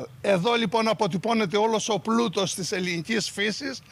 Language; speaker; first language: Greek; native; Greek